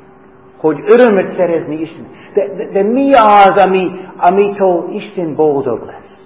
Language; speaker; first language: Hungarian; non-native, fluent; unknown